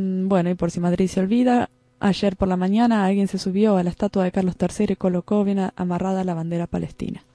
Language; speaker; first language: Spanish; native; Spanish